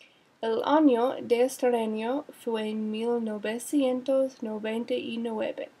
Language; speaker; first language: Spanish; non-native, learner; English